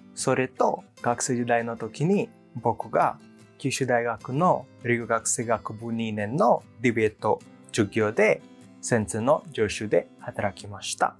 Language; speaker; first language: Japanese; non-native, learner; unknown